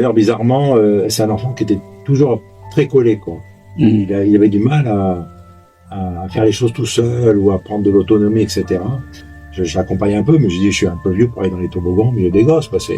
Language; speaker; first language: French; native; French